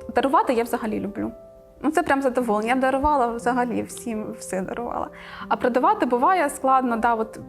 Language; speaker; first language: Ukrainian; native; Ukrainian